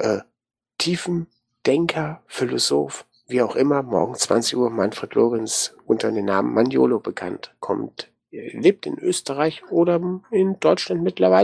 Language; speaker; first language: German; native; German